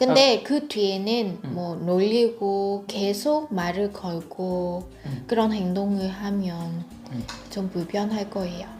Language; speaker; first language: Korean; non-native, fluent; Vietnamese